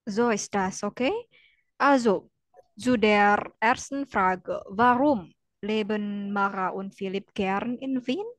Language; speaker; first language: German; non-native, fluent; Indonesian